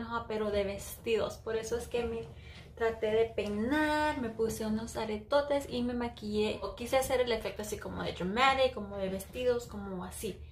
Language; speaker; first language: Spanish; early bilingual, heritage; Spanish